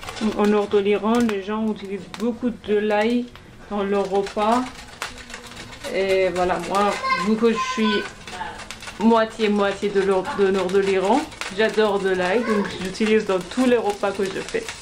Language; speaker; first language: French; non-native, fluent; Persian